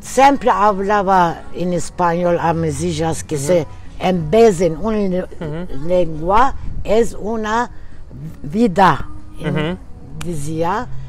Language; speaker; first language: Spanish; early bilingual, heritage; Turkish